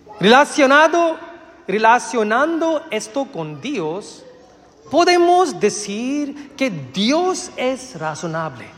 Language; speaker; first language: Spanish; non-native, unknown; Malayalam